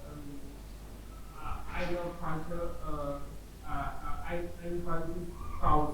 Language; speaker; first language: German; non-native, learner; Hindi